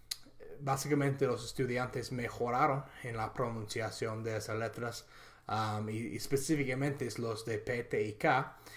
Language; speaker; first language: Spanish; non-native, fluent; English